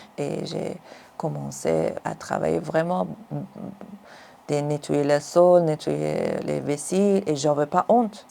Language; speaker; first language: French; non-native, learner; Persian